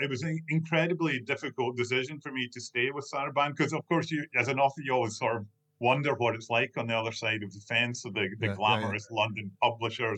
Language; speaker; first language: English; native; English